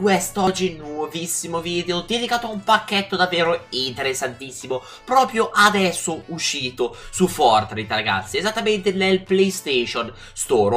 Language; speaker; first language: Italian; native; Italian